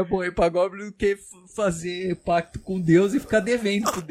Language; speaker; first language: Portuguese; native; Portuguese